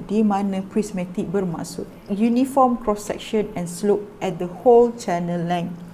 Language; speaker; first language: English; non-native, local second language; Malay